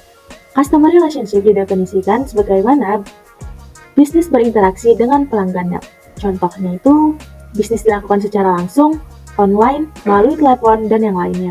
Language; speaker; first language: Indonesian; native; Indonesian